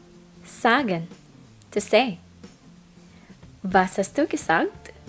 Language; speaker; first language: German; non-native, fluent; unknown